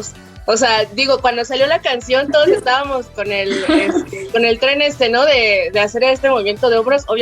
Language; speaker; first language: Spanish; native; Spanish